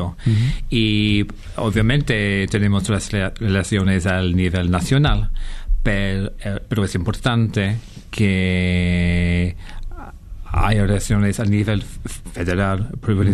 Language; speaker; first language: Spanish; non-native, fluent; English